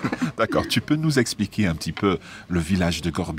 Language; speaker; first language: French; non-native, fluent; English